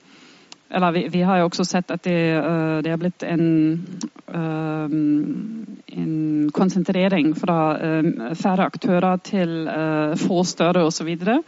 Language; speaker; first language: Norwegian; non-native, fluent; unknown